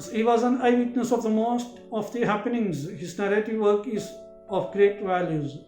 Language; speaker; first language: English; non-native, local second language; Malayalam